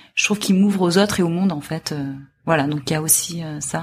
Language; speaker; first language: French; native; French